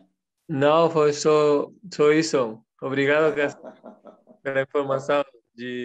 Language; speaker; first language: Portuguese; non-native, learner; Spanish